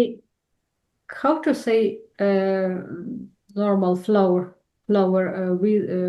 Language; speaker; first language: English; non-native, fluent; Russian